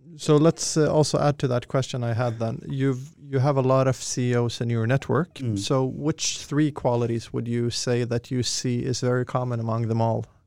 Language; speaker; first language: English; non-native, fluent; Swedish